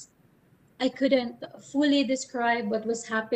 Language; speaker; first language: English; non-native, local second language; Waray